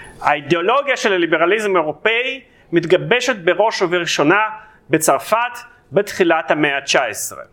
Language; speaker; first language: Hebrew; non-native, fluent; Russian